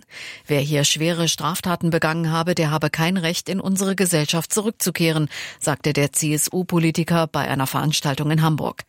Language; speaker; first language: German; native; German